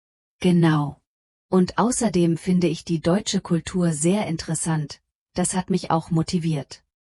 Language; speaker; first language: German; non-native, fluent; Polish